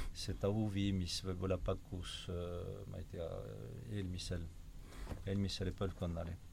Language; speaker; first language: Estonian; non-native, fluent; French